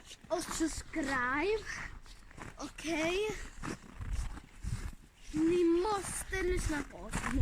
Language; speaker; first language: Swedish; early bilingual, other home language; Somali